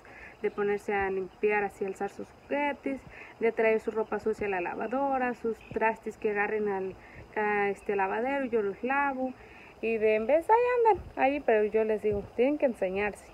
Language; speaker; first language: Spanish; native; Spanish